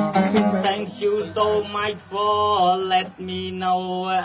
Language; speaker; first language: English; non-native, learner; Khmer